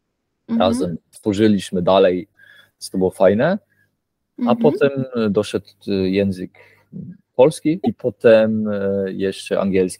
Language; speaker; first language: Polish; early bilingual, heritage; Polish